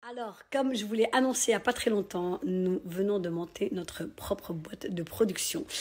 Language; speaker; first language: French; native; French